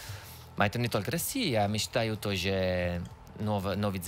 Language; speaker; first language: Russian; non-native, learner; Italian